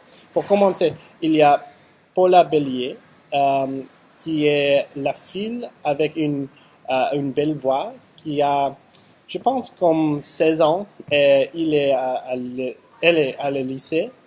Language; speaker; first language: French; non-native, learner; English